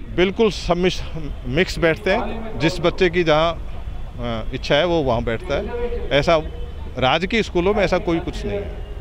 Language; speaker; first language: Hindi; native; Hindi